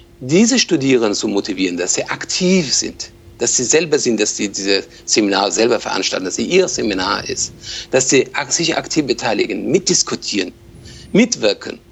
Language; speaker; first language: German; non-native, fluent; Persian